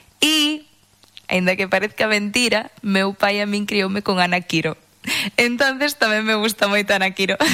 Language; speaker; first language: Galician; non-native, local second language; English